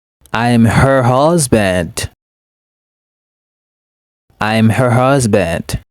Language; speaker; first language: English; non-native, fluent; Haitian Creole